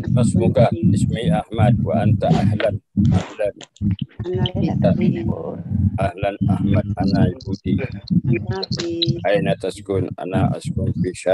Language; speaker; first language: Arabic; non-native, learner; Indonesian